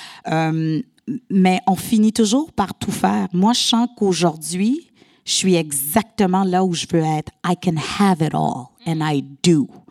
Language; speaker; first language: French; native; French